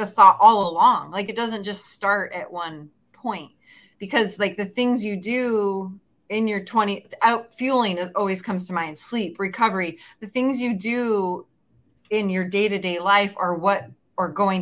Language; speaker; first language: English; native; English